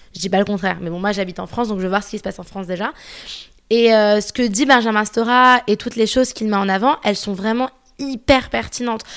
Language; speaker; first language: French; early bilingual, other home language; Arabic